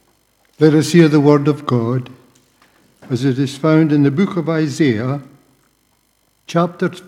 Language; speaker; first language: English; native; English